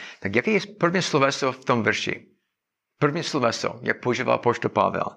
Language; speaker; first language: Czech; non-native, learner; English